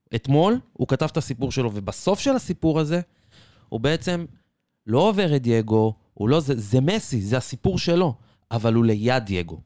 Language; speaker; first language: Hebrew; native; Hebrew